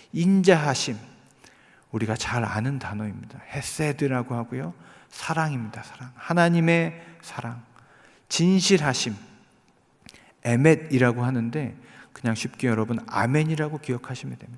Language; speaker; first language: Korean; native; Korean